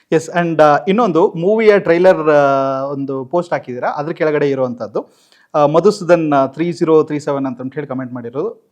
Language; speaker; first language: Kannada; native; Kannada